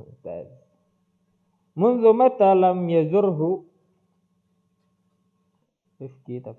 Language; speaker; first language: Arabic; non-native, fluent; Indonesian